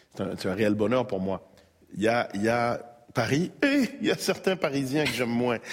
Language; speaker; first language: French; native; French